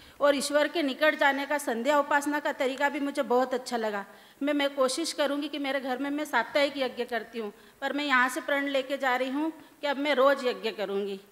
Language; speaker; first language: Hindi; native; Hindi